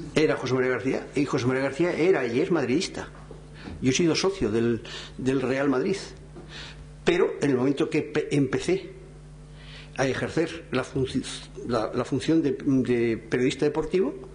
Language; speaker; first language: Spanish; native; Spanish